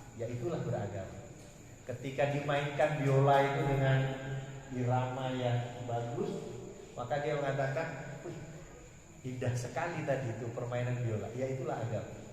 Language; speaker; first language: Indonesian; non-native, local second language; Madurese